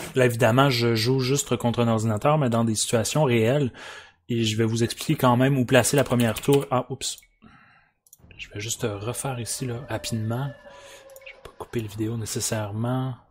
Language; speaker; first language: French; native; French